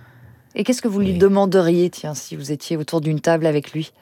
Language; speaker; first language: French; native; French